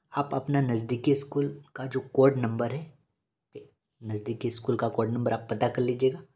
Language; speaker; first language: Hindi; native; Hindi